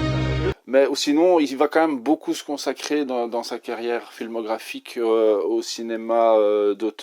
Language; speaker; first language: French; native; French